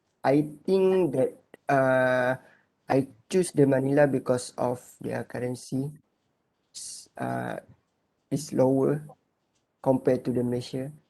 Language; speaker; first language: English; non-native, learner; Malay